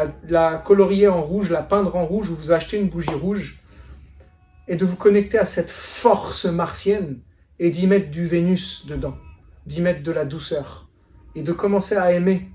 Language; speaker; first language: French; native; French